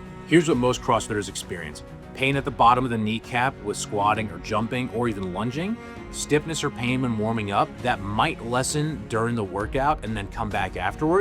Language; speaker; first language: English; native; English